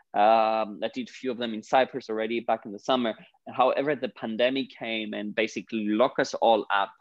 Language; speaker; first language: English; non-native, fluent; Greek